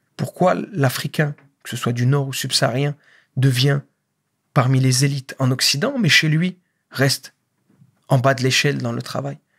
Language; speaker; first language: French; native; French